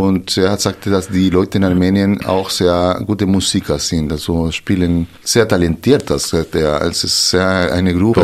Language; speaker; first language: German; non-native, fluent; Spanish